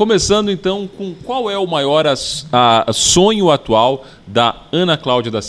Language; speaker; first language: Portuguese; native; Portuguese